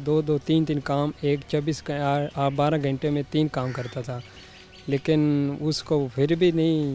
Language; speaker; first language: Hindi; non-native, local second language; Punjabi